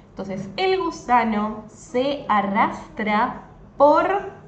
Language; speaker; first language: English; non-native, fluent; Spanish